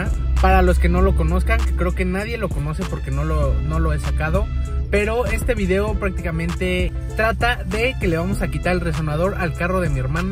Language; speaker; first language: Spanish; native; Spanish